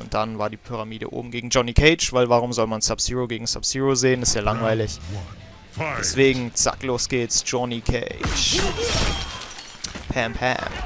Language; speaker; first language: German; native; German